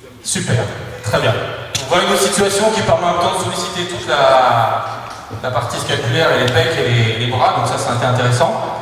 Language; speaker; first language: French; native; French